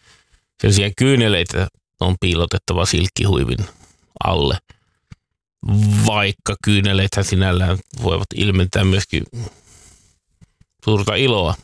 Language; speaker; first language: Finnish; native; Finnish